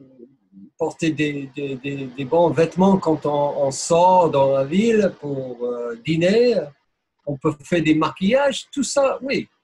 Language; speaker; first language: French; non-native, fluent; English